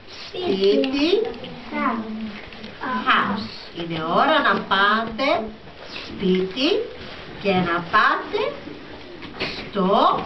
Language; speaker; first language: Greek; native; Greek